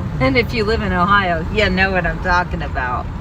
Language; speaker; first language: English; native; English